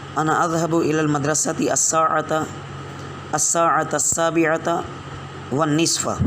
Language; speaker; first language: Arabic; non-native, fluent; Urdu